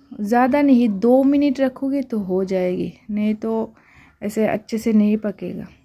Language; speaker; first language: Hindi; non-native, local second language; Bangla